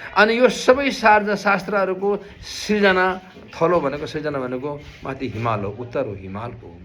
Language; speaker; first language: Nepali; non-native, local second language; Gurung